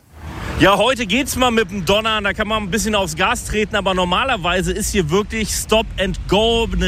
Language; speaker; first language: German; native; German